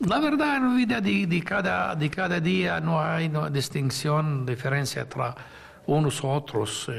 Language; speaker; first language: Spanish; non-native, fluent; Arabic